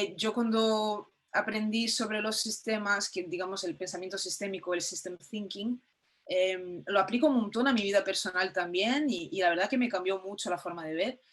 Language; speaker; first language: Spanish; non-native, fluent; Portuguese